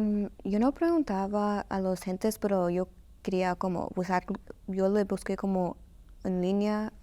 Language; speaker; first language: Spanish; early bilingual, heritage; Spanish